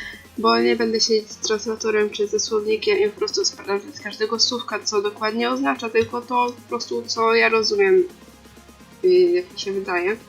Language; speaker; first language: Polish; native; Polish